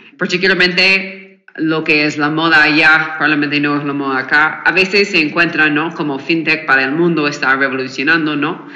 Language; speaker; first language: Spanish; non-native, fluent; English